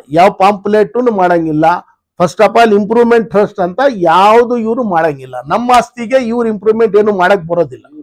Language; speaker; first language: Kannada; non-native, local second language; Urdu